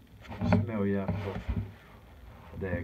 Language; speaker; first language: Swedish; non-native, fluent; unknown